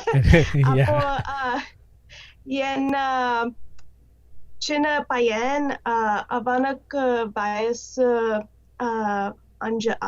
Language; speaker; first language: Tamil; non-native, learner; English